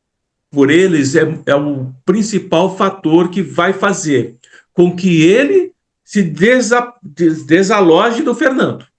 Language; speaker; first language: Portuguese; native; Portuguese